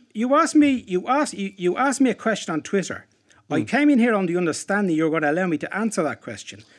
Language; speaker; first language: English; native; English